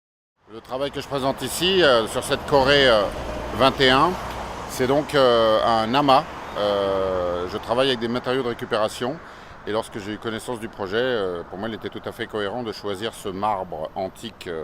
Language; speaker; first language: French; native; French